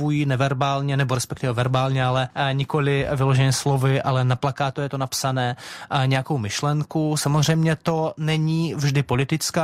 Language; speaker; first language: Czech; non-native, fluent; Russian